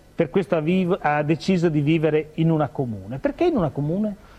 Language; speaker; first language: Italian; native; Italian